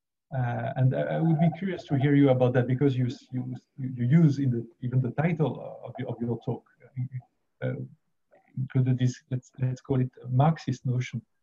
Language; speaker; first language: English; non-native, fluent; French